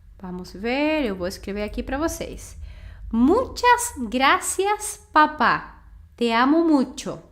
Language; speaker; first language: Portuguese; non-native, fluent; Spanish